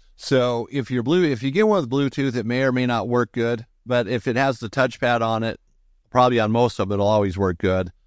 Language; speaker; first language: English; native; English